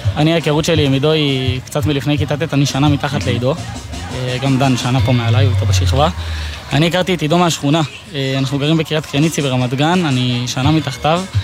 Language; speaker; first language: Hebrew; native; Hebrew